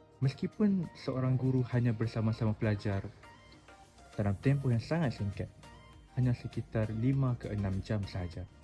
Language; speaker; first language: Malay; native; Malay